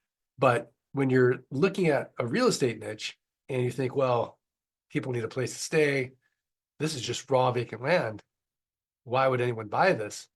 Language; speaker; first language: English; native; English